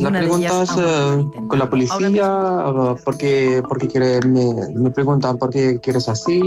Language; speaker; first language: Spanish; non-native, learner; Arabic